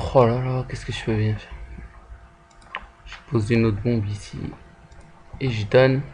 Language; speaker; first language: French; native; French